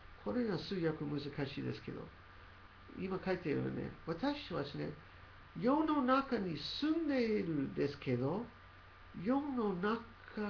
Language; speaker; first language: Japanese; non-native, learner; English